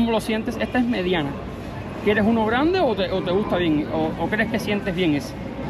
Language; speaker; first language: Spanish; native; Spanish